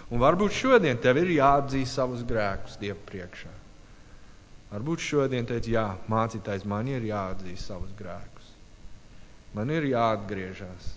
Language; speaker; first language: Latvian; non-native, learner; English